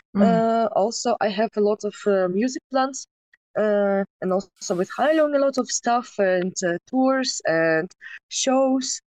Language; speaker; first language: English; non-native, fluent; Ukrainian